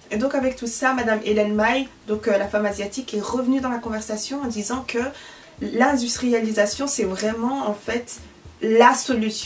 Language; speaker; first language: French; early bilingual, other home language; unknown